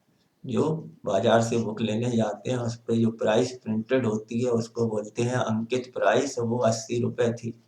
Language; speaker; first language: Hindi; native; Hindi